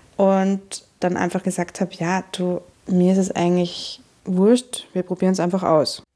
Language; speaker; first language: German; native; German